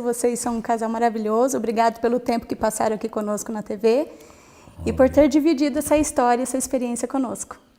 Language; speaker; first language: Portuguese; native; Portuguese